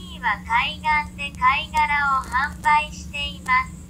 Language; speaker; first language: Japanese; non-native, learner; English